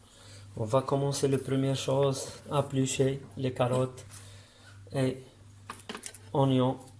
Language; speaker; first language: French; non-native, learner; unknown